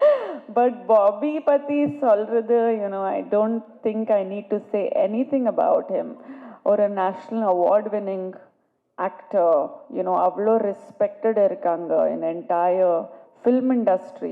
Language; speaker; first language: Tamil; non-native, fluent; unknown